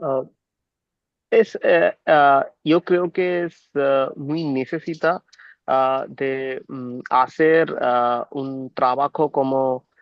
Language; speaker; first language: Spanish; non-native, learner; Bangla